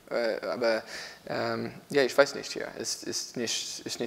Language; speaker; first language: German; non-native, learner; English